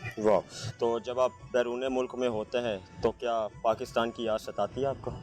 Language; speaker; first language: Urdu; native; Urdu